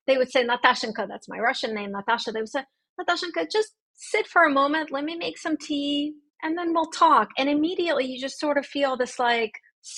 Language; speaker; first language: English; early bilingual, other home language; Russian